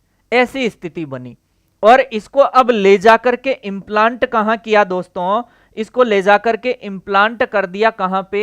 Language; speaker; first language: Hindi; native; Hindi